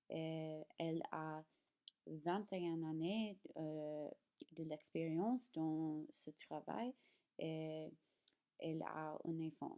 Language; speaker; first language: French; non-native, learner; English